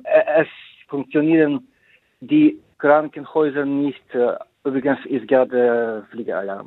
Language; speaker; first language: German; non-native, fluent; Ukrainian